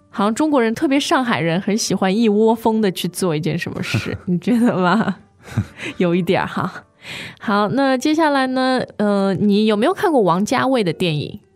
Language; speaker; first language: Chinese; native; Chinese